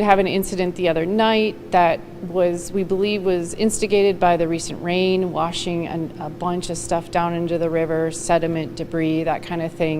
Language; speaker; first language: English; native; English